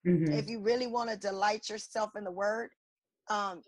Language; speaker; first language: English; native; English